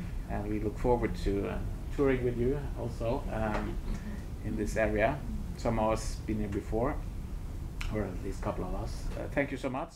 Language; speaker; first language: English; non-native, fluent; Norwegian